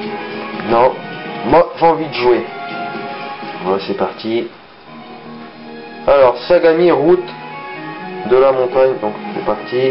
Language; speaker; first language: French; native; French